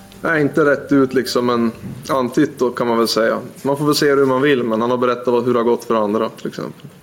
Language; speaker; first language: Swedish; native; Swedish